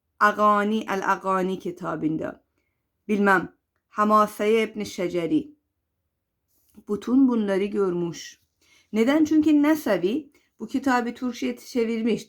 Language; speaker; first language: Turkish; non-native, fluent; Persian